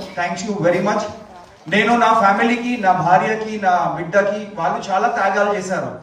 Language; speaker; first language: Telugu; non-native, fluent; Hindi